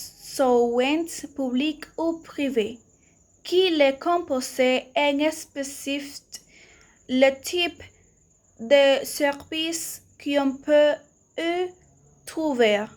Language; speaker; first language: French; non-native, learner; Spanish